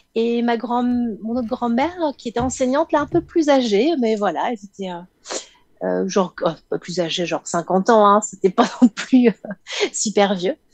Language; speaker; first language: French; native; French